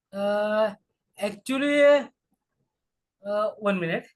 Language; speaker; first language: English; non-native, learner; Hindi